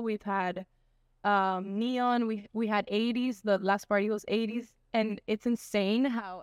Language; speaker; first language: English; early bilingual, other home language; Spanish